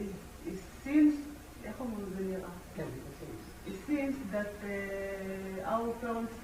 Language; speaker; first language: English; non-native, learner; Amharic